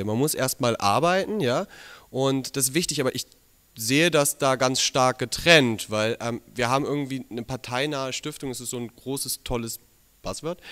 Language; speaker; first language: German; native; German